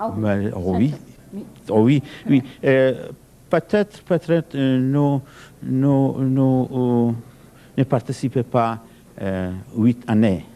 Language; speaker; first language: French; non-native, fluent; Polish